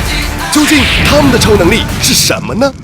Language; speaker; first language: Chinese; native; Chinese